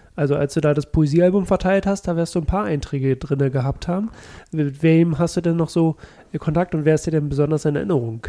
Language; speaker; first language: German; native; German